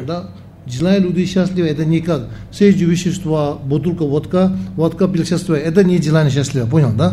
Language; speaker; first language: Russian; non-native, learner; Tibetan